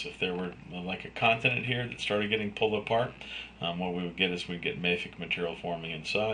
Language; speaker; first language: English; native; English